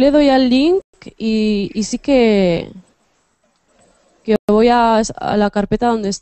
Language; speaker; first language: Spanish; native; Spanish